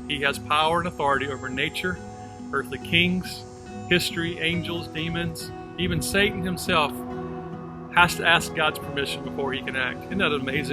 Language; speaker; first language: English; native; English